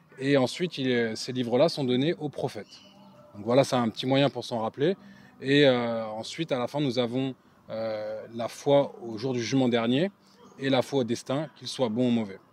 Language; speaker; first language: French; native; French